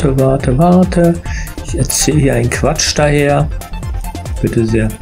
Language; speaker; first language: German; native; German